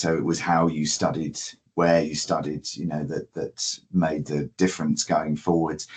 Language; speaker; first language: English; native; English